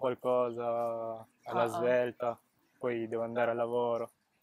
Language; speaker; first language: Italian; early bilingual, other home language; Filipino